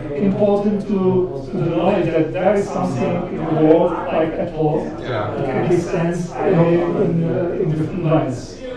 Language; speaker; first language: English; non-native, fluent; Czech